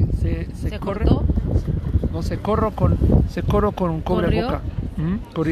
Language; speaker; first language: Spanish; non-native, learner; German